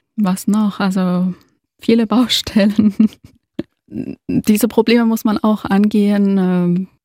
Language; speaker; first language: German; non-native, fluent; Arabic